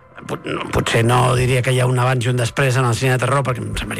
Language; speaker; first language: Catalan; native; Catalan